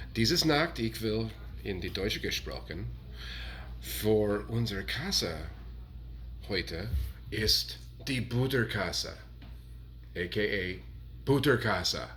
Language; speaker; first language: German; non-native, learner; English